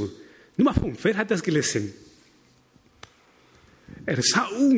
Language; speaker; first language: German; non-native, fluent; Spanish